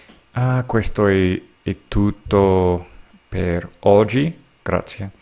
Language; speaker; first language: Italian; non-native, learner; English